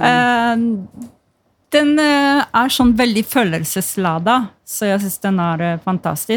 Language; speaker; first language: Norwegian; non-native, fluent; Polish